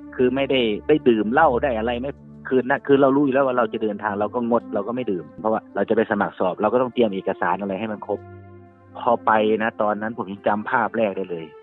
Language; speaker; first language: Thai; native; Thai